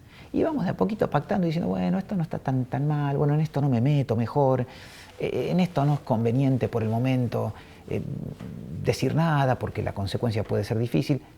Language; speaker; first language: Spanish; native; Spanish